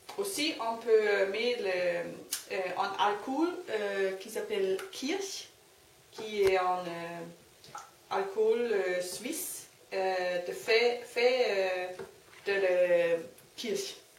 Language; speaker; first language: French; non-native, learner; Danish